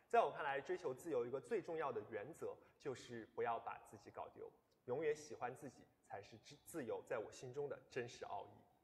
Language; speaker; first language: Chinese; native; Chinese